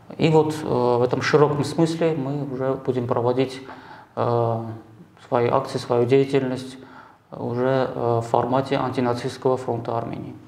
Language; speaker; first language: Russian; non-native, local second language; Armenian